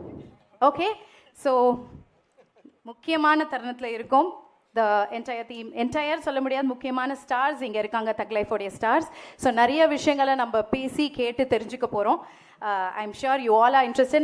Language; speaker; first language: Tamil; native; Tamil